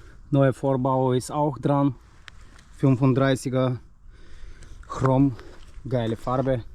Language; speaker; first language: German; non-native, learner; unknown